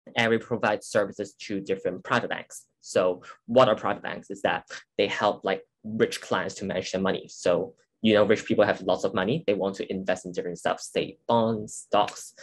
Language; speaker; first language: English; non-native, local second language; Cantonese